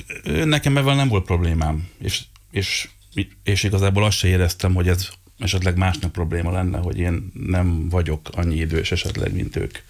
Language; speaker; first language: Hungarian; native; Hungarian